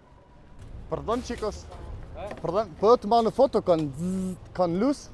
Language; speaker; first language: Spanish; non-native, learner; Danish